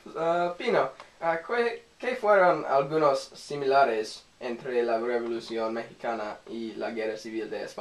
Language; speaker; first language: Spanish; non-native, learner; English